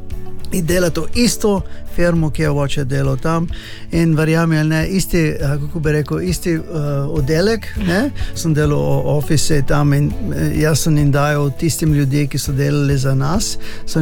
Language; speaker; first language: Slovenian; early bilingual, other home language; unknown